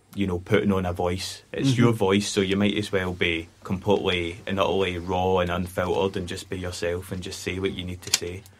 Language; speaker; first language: English; native; English